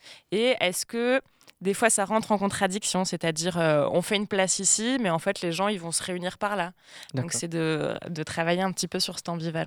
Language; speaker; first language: French; native; French